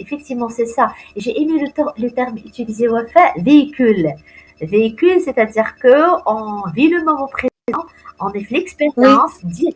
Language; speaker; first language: French; non-native, local second language; Arabic